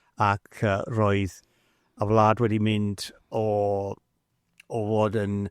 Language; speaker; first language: Welsh; non-native, fluent; English